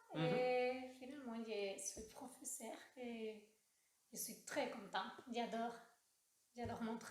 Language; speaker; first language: French; non-native, learner; Spanish